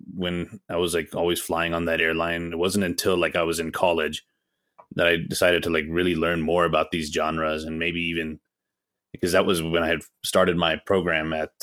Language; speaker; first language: English; native; English